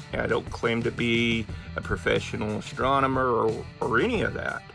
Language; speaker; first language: English; native; English